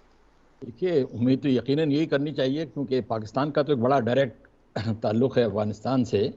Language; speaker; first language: Urdu; native; Urdu